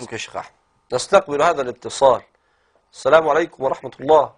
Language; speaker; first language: Arabic; native; Arabic